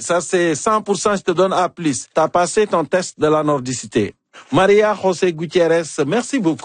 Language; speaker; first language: French; native; French